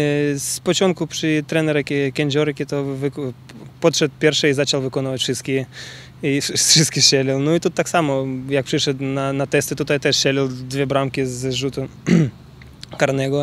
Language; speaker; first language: Polish; non-native, learner; Ukrainian